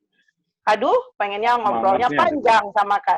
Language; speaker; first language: Indonesian; native; Indonesian